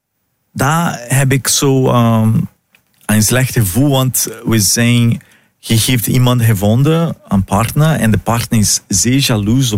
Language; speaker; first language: Dutch; non-native, learner; Portuguese